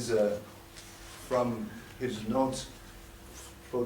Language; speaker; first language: English; non-native, learner; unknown